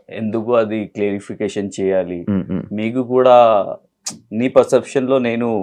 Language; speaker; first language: Telugu; non-native, learner; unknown